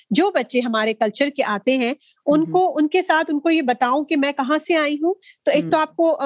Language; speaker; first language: Urdu; native; Urdu